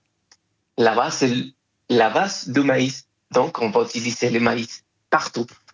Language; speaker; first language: French; non-native, fluent; Spanish